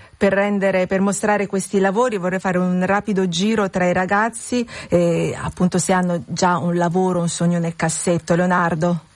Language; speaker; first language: Italian; native; Italian